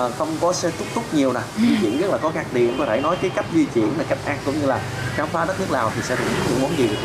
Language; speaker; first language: Vietnamese; native; Vietnamese